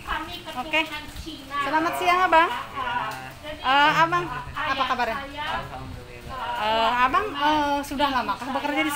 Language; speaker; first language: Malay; non-native, local second language; Sundanese